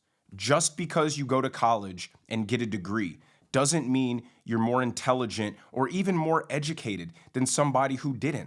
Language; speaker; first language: English; native; English